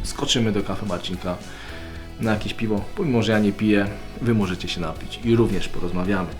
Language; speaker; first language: Polish; native; Polish